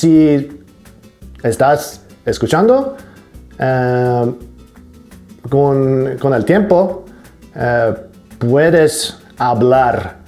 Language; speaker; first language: Spanish; non-native, learner; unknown